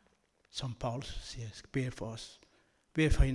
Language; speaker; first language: Danish; non-native, learner; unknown